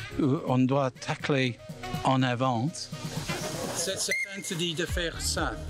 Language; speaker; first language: French; non-native, learner; English